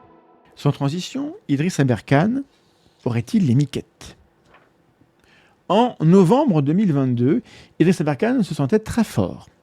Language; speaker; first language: French; native; French